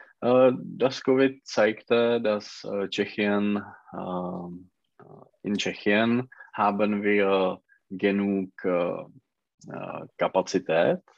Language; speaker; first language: German; non-native, learner; Czech